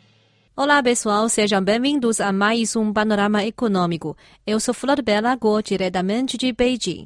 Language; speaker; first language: Portuguese; non-native, fluent; Chinese